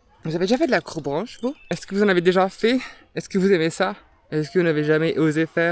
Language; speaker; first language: French; native; French